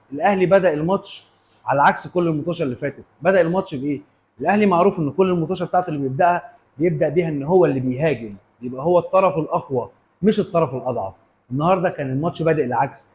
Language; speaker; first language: Arabic; native; Arabic